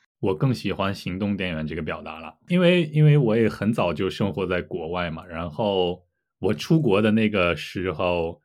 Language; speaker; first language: Chinese; native; Chinese